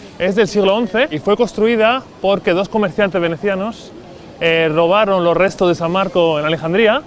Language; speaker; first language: Spanish; native; Spanish